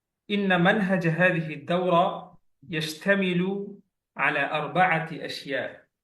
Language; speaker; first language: Arabic; non-native, fluent; Bangla